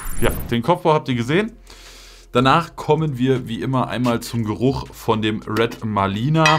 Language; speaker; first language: German; native; German